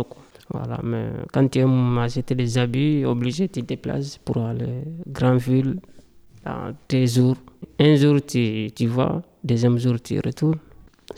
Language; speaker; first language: French; non-native, learner; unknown